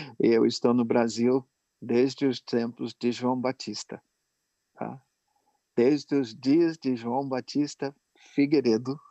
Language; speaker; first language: Portuguese; non-native, fluent; English